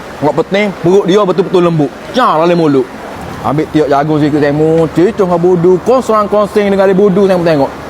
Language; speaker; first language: Malay; native; Malay